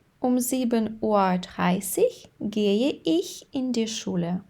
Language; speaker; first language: German; non-native, fluent; Ukrainian